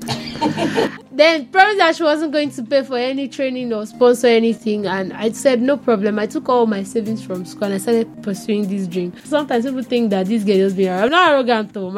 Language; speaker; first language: English; non-native, local second language; Nigerian Pidgin